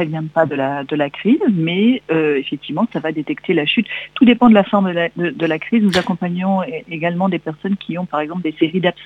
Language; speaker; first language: French; native; French